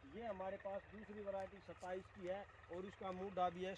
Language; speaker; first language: Hindi; native; Hindi